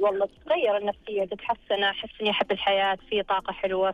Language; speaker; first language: Arabic; native; Arabic